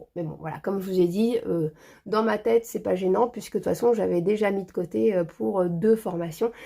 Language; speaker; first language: French; early bilingual, other home language; Portuguese